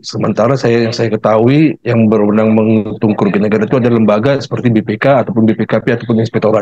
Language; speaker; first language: Indonesian; native; Indonesian